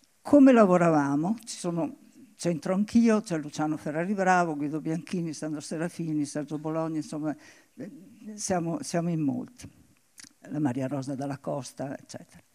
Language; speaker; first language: Italian; native; Italian